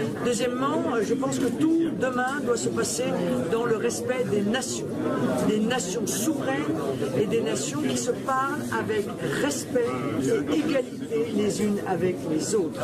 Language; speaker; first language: French; native; French